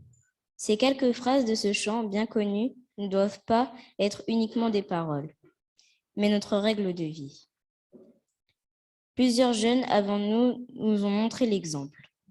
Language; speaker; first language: French; native; French